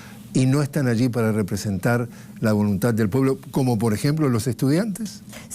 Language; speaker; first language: Spanish; native; Spanish